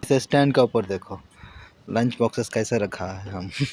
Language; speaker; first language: Hindi; non-native, local second language; Telugu